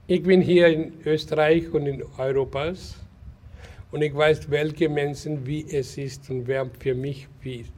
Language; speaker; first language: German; non-native, learner; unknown